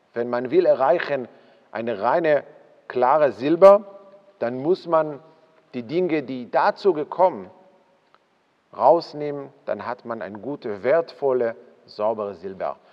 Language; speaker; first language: German; non-native, fluent; Hebrew